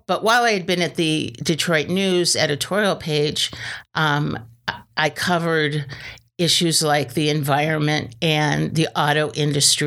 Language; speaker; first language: English; native; English